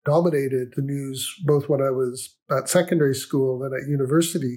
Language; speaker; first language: English; native; English